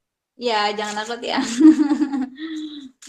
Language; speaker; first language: Indonesian; native; Indonesian